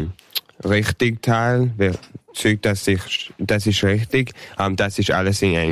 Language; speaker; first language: German; early bilingual, heritage; English